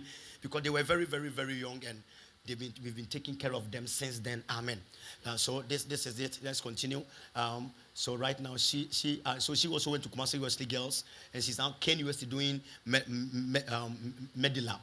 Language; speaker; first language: English; non-native, local second language; Akan